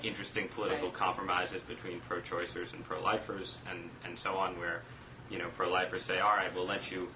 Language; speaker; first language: English; native; English